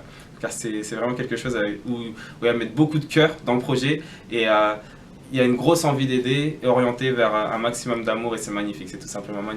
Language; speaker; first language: French; native; French